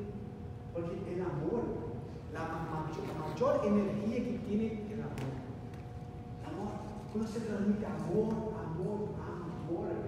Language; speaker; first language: Spanish; non-native, learner; Portuguese